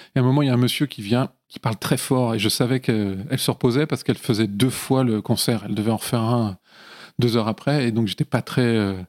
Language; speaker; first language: French; native; French